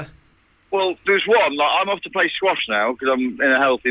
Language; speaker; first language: English; native; English